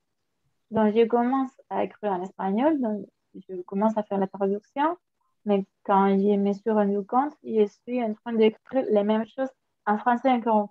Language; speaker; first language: French; non-native, fluent; Spanish